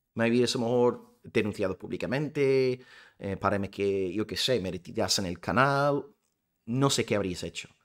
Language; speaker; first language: Spanish; non-native, fluent; English